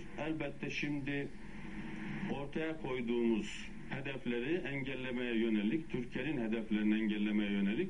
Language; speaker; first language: Turkish; native; Turkish